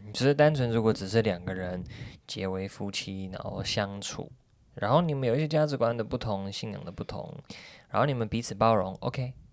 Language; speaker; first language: Chinese; native; Chinese